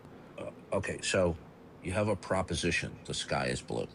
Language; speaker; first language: English; native; English